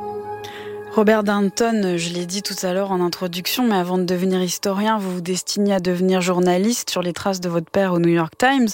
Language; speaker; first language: French; native; French